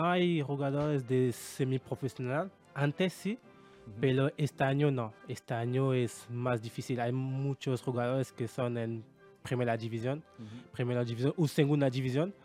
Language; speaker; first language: Spanish; non-native, learner; French